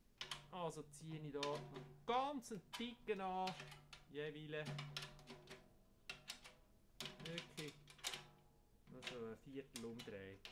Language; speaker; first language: German; native; German